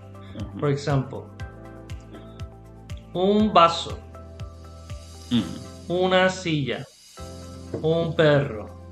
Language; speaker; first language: Spanish; non-native, fluent; English